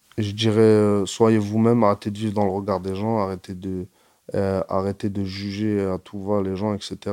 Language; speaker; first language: French; early bilingual, other home language; Arabic